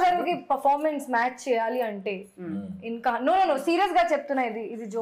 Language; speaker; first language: Telugu; non-native, fluent; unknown